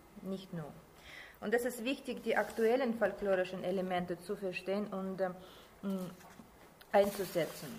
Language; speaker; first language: German; non-native, learner; Russian